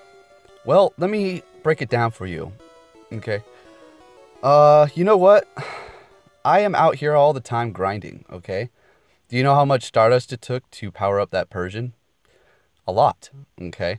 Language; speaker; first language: English; native; English